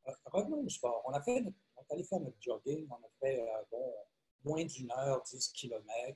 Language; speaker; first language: French; native; French